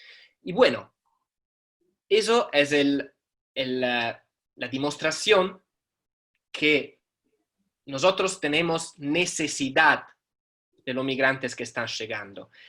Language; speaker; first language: Spanish; non-native, fluent; Italian